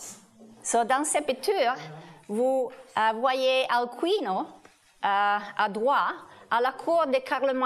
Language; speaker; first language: French; non-native, learner; Italian